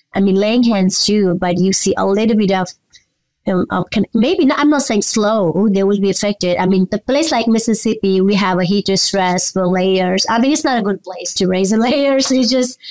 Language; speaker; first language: English; non-native, local second language; Nepali